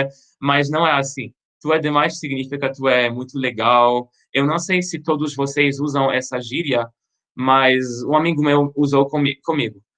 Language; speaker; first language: Portuguese; non-native, fluent; French